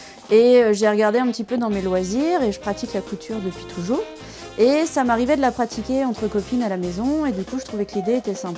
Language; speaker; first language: French; native; French